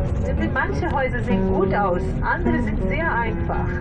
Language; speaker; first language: German; non-native, fluent; Portuguese